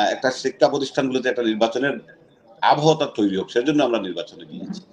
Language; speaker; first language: Bangla; native; Bangla